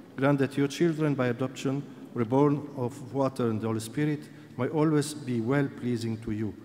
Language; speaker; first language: English; non-native, fluent; Italian